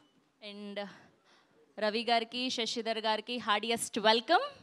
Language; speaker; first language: Telugu; native; Telugu